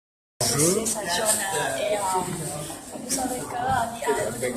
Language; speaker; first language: French; non-native, learner; Thai